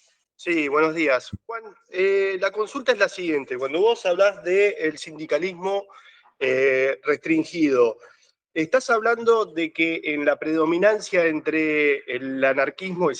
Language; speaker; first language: Spanish; native; Spanish